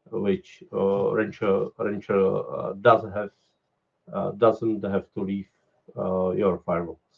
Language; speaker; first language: English; non-native, fluent; Czech